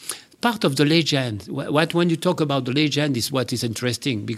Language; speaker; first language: English; non-native, learner; French